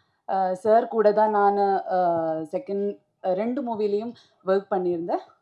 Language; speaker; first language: Tamil; non-native, learner; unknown